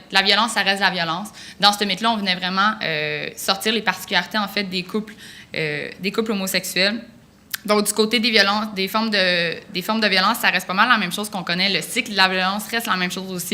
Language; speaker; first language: French; native; French